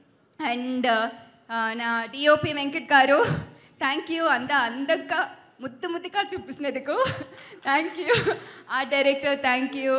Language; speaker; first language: Telugu; non-native, learner; Tamil